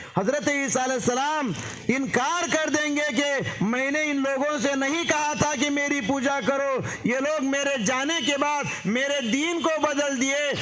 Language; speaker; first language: Urdu; native; Urdu